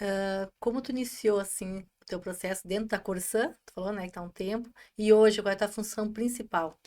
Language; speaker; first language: Portuguese; native; Portuguese